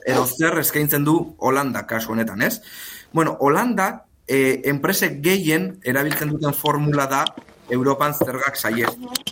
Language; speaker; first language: Basque; native; Basque